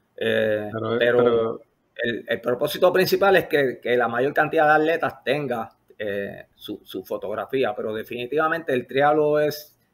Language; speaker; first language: Spanish; native; Spanish